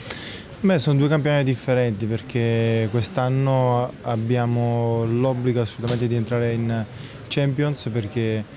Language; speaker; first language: Italian; native; Italian